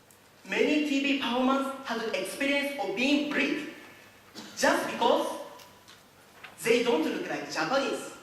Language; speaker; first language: English; non-native, learner; Japanese